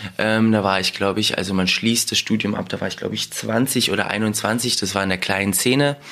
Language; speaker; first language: German; early bilingual, other home language; Russian